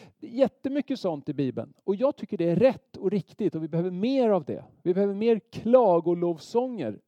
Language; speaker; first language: Swedish; native; Swedish